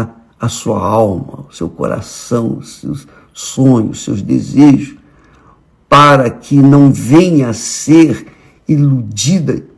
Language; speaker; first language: Portuguese; native; Portuguese